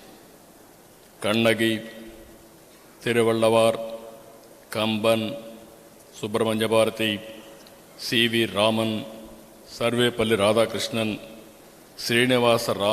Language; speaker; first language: Telugu; native; Telugu